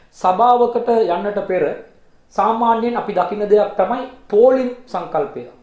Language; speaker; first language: Sinhala; non-native, local second language; Tamil